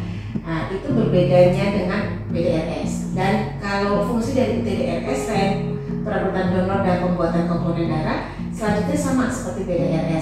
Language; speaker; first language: Indonesian; native; Indonesian